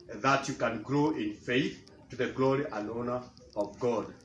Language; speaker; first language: English; non-native, local second language; Swahili